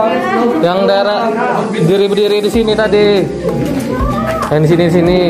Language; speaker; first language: Indonesian; native; Indonesian